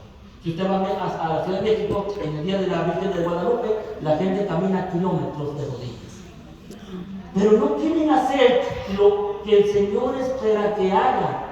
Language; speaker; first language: Spanish; native; Spanish